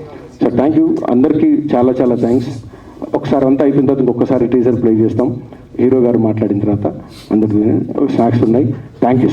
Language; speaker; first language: Telugu; native; Telugu